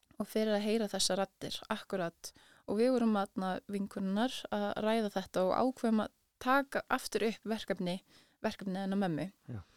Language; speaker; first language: Icelandic; early bilingual, other home language; English